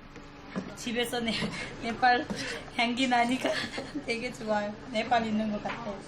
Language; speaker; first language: Korean; non-native, learner; Nepali